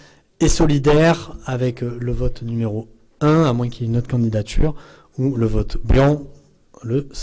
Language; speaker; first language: French; native; French